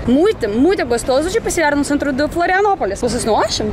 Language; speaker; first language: Portuguese; non-native, fluent; Russian